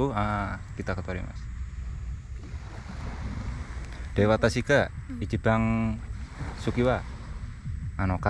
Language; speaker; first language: Japanese; non-native, learner; Indonesian